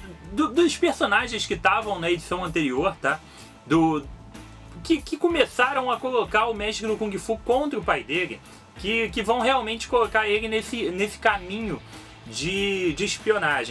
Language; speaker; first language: Portuguese; native; Portuguese